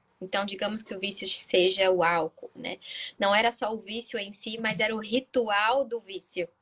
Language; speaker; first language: Portuguese; native; Portuguese